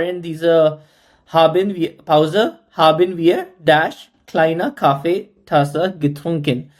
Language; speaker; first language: German; non-native, learner; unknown